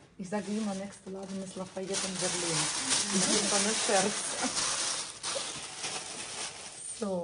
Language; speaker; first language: German; non-native, fluent; Russian